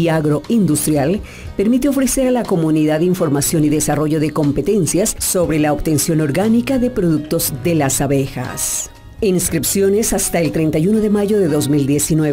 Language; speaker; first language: Spanish; native; Spanish